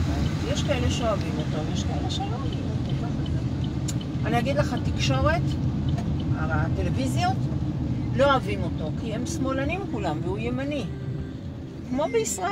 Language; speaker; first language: Hebrew; native; Hebrew